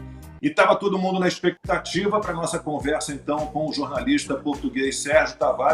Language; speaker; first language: Portuguese; native; Portuguese